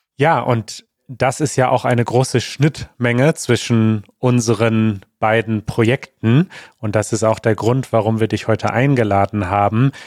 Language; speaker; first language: German; native; German